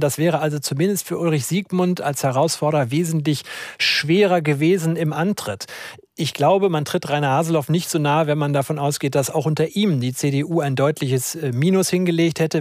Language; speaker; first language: German; native; German